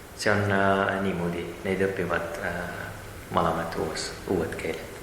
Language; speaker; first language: Estonian; non-native, learner; Pashto